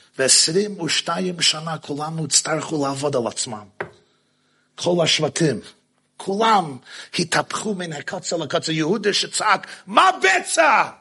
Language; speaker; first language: Hebrew; non-native, fluent; English